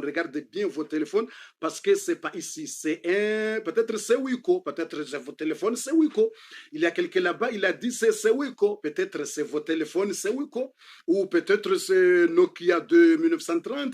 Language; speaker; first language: French; non-native, fluent; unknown